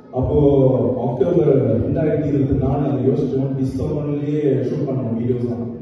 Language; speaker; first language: Tamil; early bilingual, heritage; Tamil